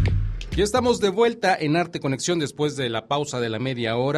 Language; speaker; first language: Spanish; native; Spanish